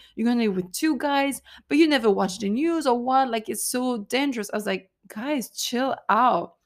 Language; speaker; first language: English; non-native, fluent; French